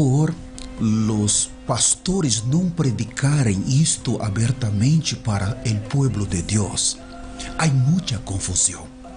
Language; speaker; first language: Spanish; non-native, learner; Portuguese